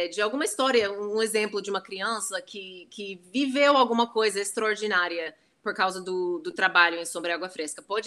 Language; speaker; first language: Portuguese; non-native, fluent; English